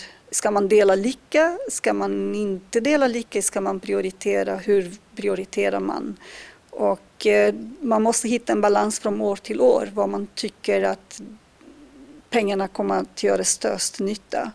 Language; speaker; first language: Swedish; non-native, fluent; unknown